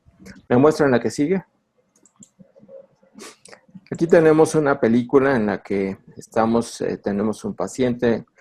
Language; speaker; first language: Spanish; native; Spanish